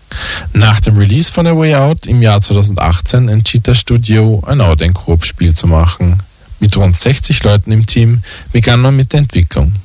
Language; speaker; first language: German; native; German